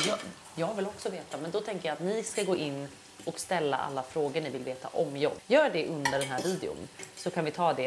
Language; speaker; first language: Swedish; native; Swedish